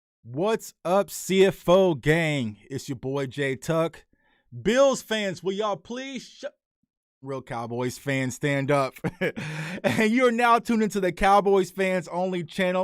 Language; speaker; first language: English; native; English